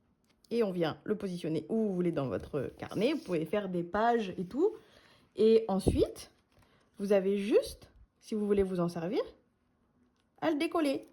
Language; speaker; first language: French; native; French